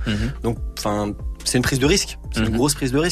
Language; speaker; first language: French; native; French